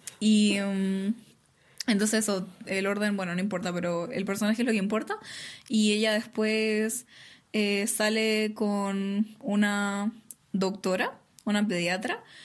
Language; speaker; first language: Spanish; native; Spanish